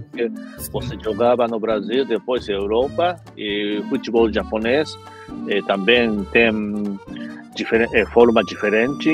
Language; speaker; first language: Portuguese; non-native, fluent; Japanese